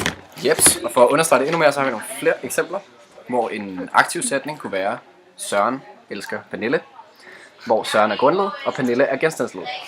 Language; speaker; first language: Danish; native; Danish